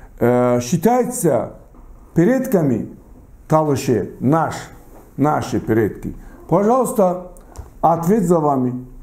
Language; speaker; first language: Russian; non-native, local second language; Talysh